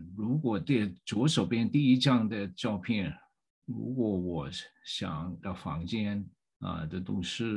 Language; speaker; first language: Chinese; non-native, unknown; Cantonese